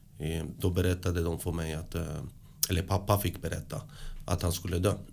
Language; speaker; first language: Swedish; early bilingual, other home language; Spanish